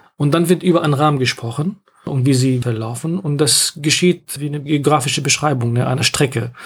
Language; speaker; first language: German; non-native, fluent; Arabic